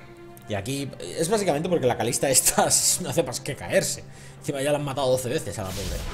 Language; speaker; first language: Spanish; native; Spanish